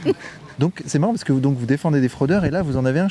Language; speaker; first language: French; native; French